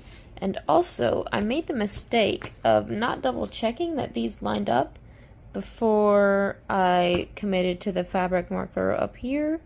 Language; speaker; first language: English; native; English